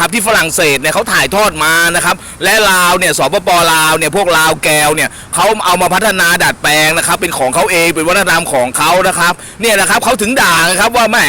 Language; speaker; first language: Thai; native; Thai